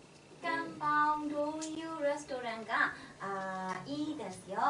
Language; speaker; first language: Japanese; non-native, learner; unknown